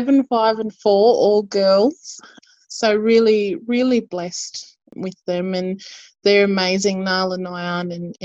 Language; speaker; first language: English; native; English